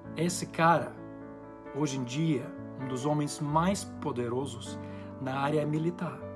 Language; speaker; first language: Portuguese; non-native, fluent; Ukrainian